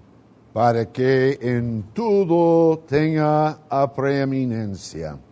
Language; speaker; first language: Portuguese; non-native, learner; Spanish